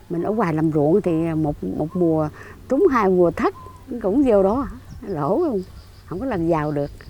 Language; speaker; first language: Vietnamese; native; Vietnamese